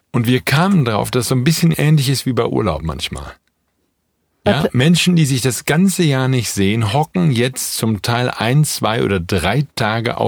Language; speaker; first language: German; native; German